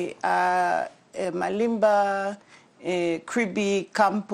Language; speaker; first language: French; non-native, learner; English